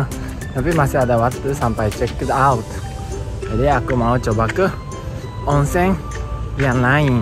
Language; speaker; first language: Indonesian; non-native, learner; Japanese